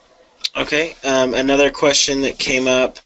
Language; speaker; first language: English; native; English